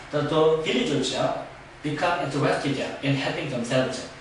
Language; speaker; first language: English; non-native, fluent; Korean